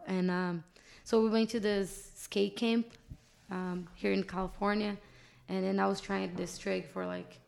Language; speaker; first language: English; non-native, fluent; Portuguese